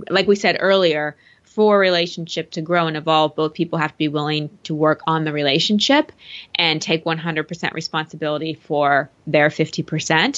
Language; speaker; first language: English; native; English